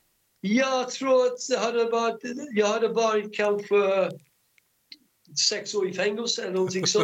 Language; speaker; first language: Swedish; non-native, fluent; English